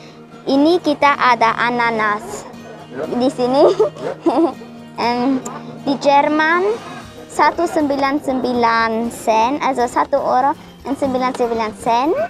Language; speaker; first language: Indonesian; early bilingual, heritage; German